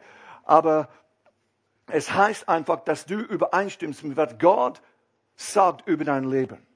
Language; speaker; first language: German; non-native, fluent; English